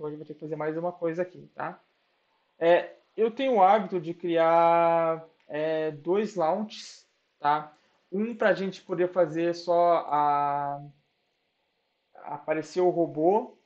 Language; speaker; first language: Portuguese; native; Portuguese